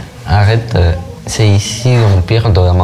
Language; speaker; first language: French; non-native, learner; Spanish